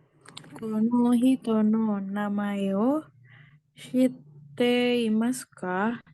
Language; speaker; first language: Japanese; non-native, learner; Indonesian